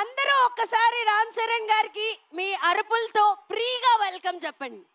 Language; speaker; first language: Telugu; native; Telugu